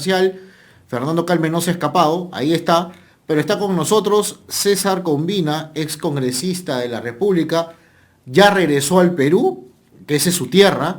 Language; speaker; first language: Spanish; native; Spanish